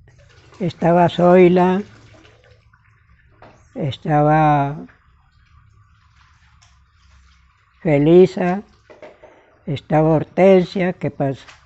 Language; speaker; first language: Spanish; native; Spanish